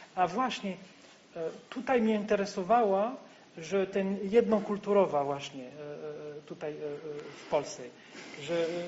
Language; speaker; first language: Polish; non-native, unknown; French